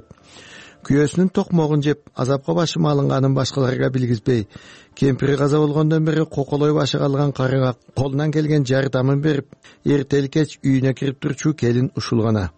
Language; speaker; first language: Kyrgyz; native; Kyrgyz